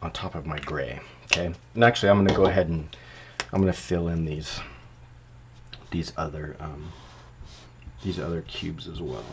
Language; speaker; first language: English; native; English